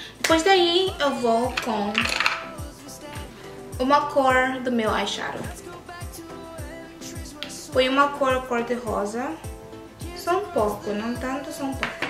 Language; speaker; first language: Portuguese; early bilingual, heritage; English